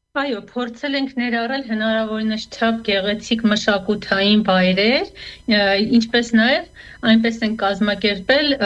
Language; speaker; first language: Armenian; native; Armenian